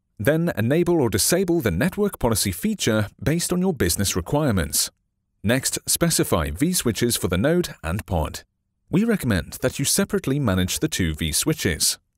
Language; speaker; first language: English; non-native, fluent; Chinese